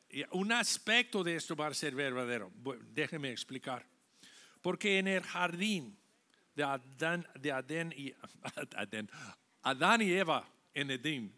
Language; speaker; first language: Spanish; non-native, fluent; English